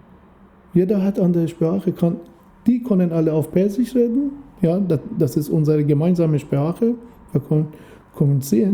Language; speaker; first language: German; non-native, fluent; Persian